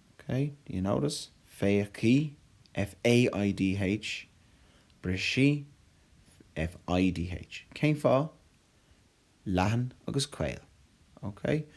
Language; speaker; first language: Irish; non-native, local second language; English